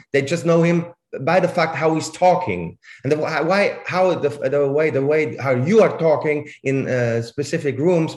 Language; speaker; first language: English; non-native, fluent; Swiss German